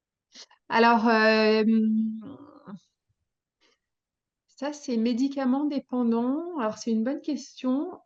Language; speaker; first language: French; native; French